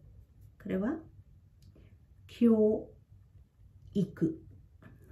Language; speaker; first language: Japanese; non-native, fluent; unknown